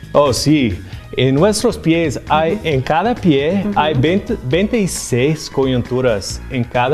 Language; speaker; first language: Spanish; non-native, fluent; English